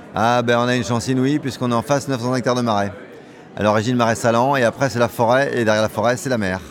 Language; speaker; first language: French; native; French